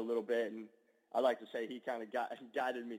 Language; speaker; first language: English; native; English